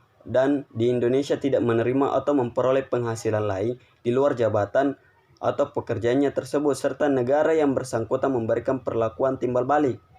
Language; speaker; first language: Indonesian; native; Indonesian